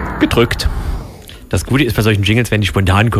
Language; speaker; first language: German; native; German